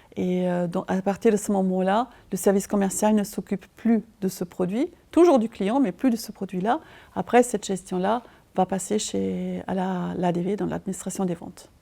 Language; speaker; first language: French; non-native, fluent; German